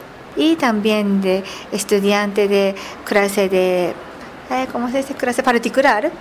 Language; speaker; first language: Spanish; non-native, learner; Japanese